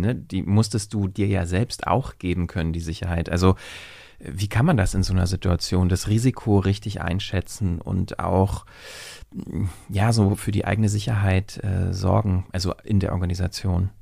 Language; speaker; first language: German; native; German